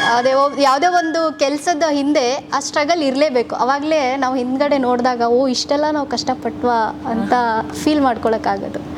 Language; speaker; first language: Kannada; native; Kannada